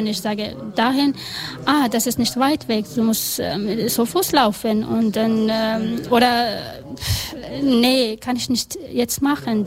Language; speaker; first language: German; non-native, learner; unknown